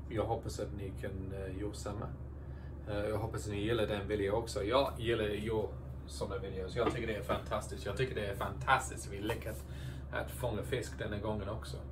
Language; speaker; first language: Swedish; non-native, fluent; English